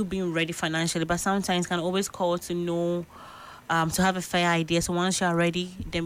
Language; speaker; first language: English; non-native, local second language; Akan